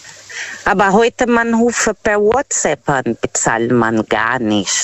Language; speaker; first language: German; non-native, learner; Portuguese